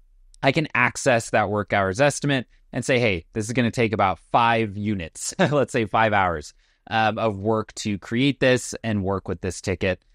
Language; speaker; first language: English; native; English